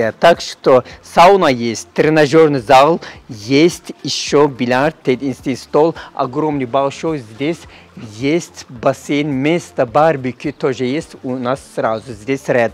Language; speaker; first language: Russian; non-native, learner; Turkish